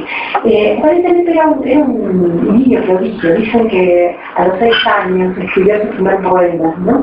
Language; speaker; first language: Spanish; native; Spanish